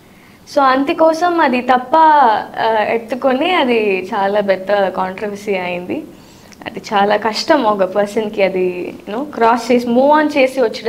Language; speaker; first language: Telugu; non-native, learner; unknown